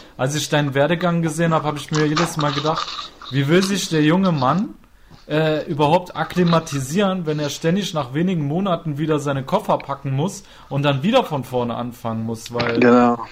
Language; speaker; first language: German; native; German